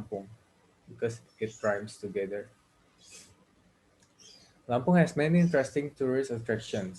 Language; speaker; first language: English; non-native, local second language; Indonesian